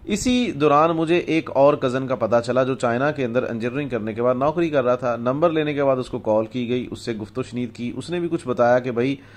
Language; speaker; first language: Urdu; non-native, local second language; Punjabi